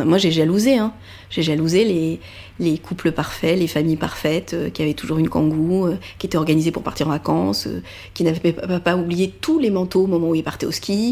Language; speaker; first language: French; native; French